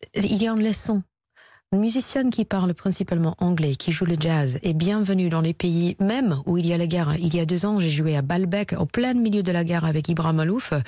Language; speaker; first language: French; non-native, fluent; English